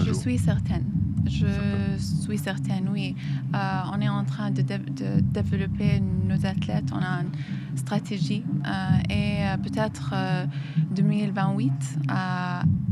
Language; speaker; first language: French; non-native, fluent; Arabic